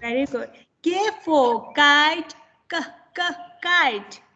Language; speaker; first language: English; non-native, learner; Tibetan